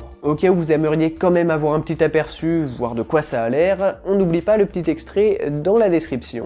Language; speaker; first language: French; native; French